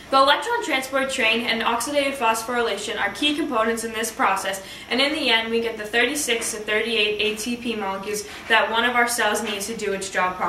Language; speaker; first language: English; native; English